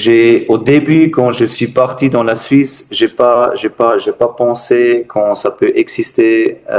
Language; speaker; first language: French; non-native, learner; German